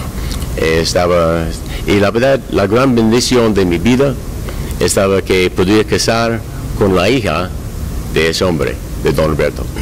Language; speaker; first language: Spanish; non-native, learner; English